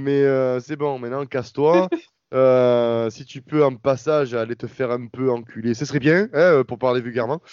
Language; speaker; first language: French; native; French